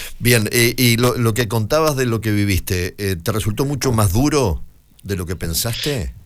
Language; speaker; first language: Spanish; native; Spanish